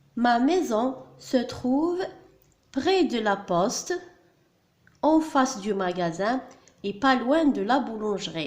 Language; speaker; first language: French; non-native, local second language; Arabic